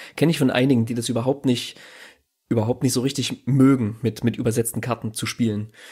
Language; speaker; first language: German; native; German